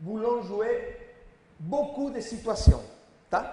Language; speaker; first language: French; non-native, learner; Spanish